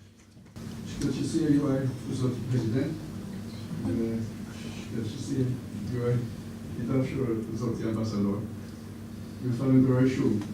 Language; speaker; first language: Albanian; non-native, fluent; English